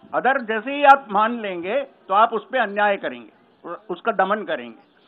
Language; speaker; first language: Hindi; native; Hindi